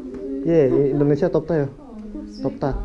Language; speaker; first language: Korean; non-native, learner; Indonesian